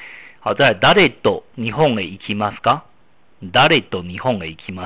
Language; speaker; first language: Japanese; non-native, fluent; Chinese